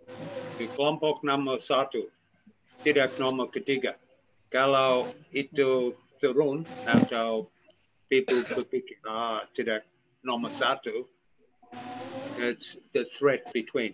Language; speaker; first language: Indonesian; non-native, fluent; English